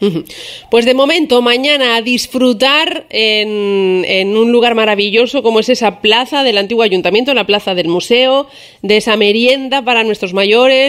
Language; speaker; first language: Spanish; native; Spanish